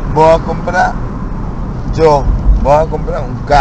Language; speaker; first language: Portuguese; non-native, learner; Spanish